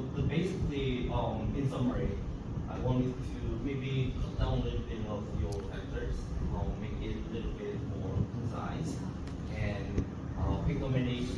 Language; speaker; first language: English; non-native, fluent; Korean